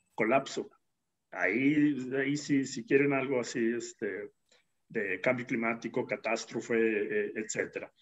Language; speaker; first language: Spanish; native; Spanish